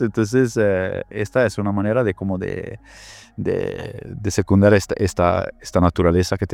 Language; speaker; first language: Spanish; non-native, fluent; Italian